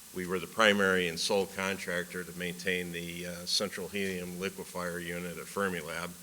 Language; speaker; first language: English; native; English